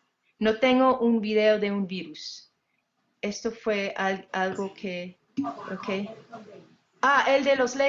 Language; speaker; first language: Spanish; non-native, fluent; English